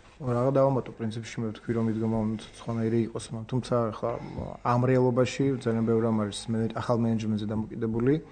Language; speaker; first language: Georgian; non-native, local second language; Armenian